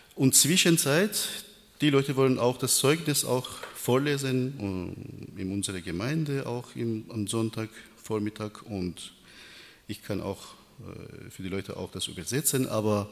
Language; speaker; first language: German; non-native, learner; Persian